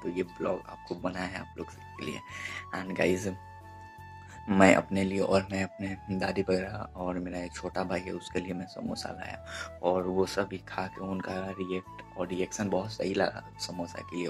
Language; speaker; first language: Hindi; non-native, local second language; Bhojpuri